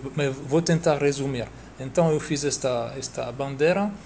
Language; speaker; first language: Portuguese; non-native, fluent; French